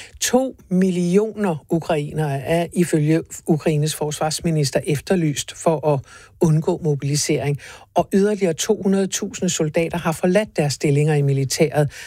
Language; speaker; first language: Danish; native; Danish